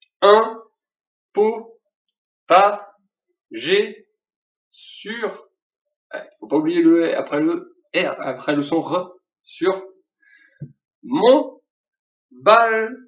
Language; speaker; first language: French; native; French